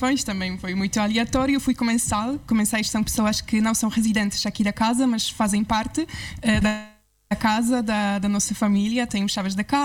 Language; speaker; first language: Portuguese; non-native, fluent; Polish